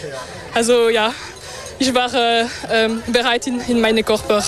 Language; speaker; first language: German; non-native, local second language; French